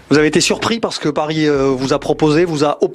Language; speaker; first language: French; native; French